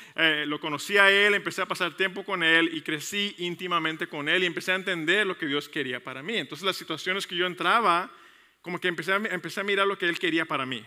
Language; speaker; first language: Spanish; early bilingual, heritage; Spanish